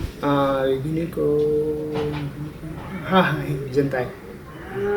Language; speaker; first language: Hindi; non-native, local second language; Ladakhi